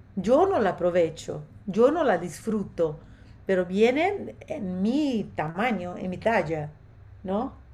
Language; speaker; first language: Spanish; non-native, fluent; Portuguese